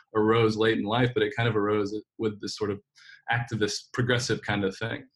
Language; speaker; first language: English; native; English